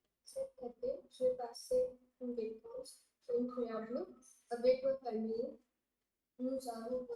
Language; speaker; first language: French; non-native, learner; Hindi